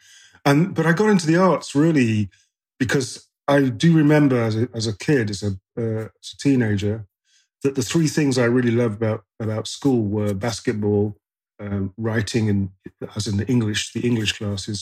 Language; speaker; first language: English; native; English